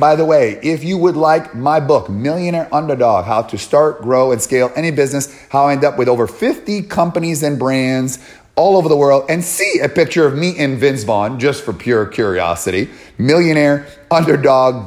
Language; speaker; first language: English; native; English